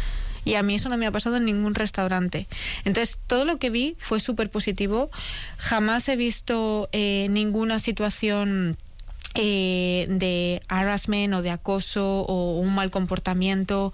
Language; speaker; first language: Spanish; native; Spanish